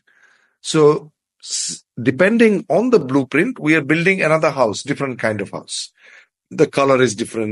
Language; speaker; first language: English; non-native, local second language; Assamese